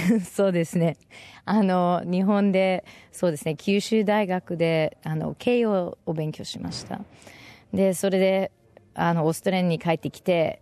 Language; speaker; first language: Japanese; non-native, fluent; English